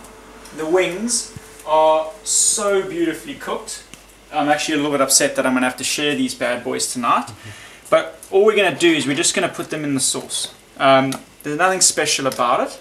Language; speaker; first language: English; native; English